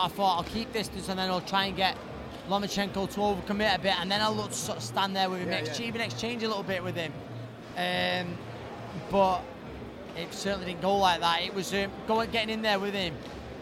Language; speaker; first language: English; non-native, fluent; Ukrainian